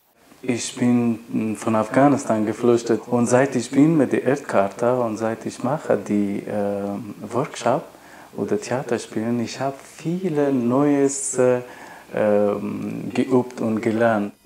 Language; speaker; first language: German; non-native, learner; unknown